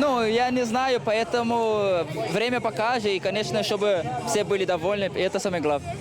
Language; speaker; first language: Russian; non-native, fluent; Portuguese